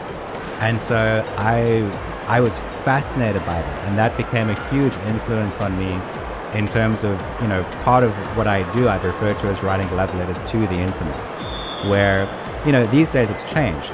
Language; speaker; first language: English; native; English